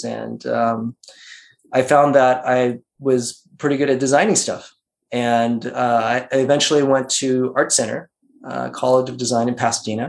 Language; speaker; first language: English; native; English